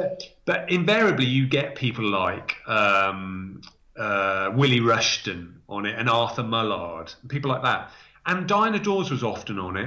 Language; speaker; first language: English; native; English